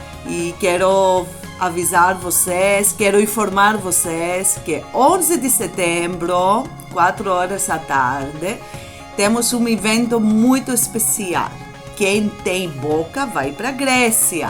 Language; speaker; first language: Portuguese; non-native, fluent; Greek